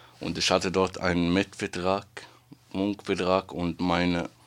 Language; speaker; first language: German; non-native, learner; Arabic